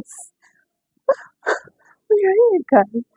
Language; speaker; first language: English; non-native, fluent; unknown